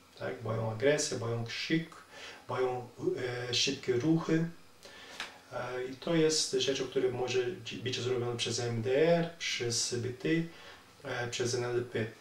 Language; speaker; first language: Polish; non-native, learner; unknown